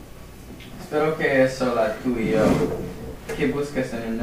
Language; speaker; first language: Spanish; non-native, learner; English